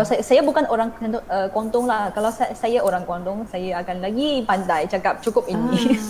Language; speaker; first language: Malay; non-native, fluent; Chinese